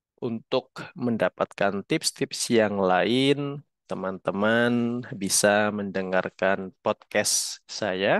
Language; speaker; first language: Indonesian; native; Indonesian